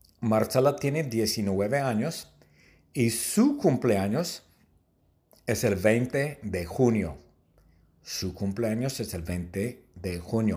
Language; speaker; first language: Spanish; non-native, fluent; English